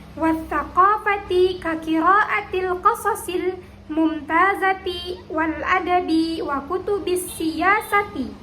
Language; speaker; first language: Arabic; non-native, learner; Indonesian